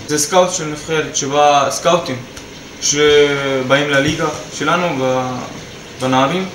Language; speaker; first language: Hebrew; non-native, local second language; Arabic